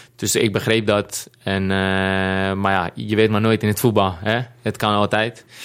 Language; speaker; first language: Dutch; non-native, fluent; Greek